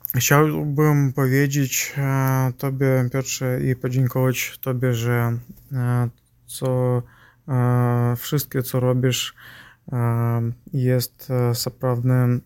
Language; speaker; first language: Polish; non-native, learner; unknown